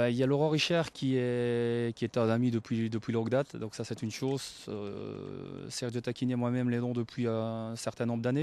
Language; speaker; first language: French; native; French